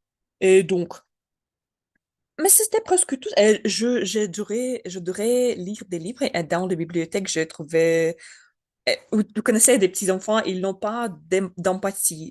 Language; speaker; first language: French; non-native, learner; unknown